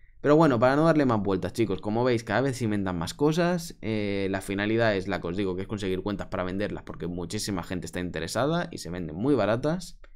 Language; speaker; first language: Spanish; native; Spanish